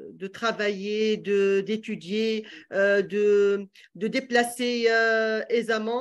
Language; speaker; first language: French; non-native, local second language; Arabic